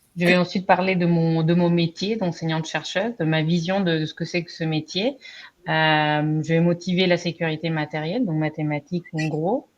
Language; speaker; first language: French; non-native, fluent; Spanish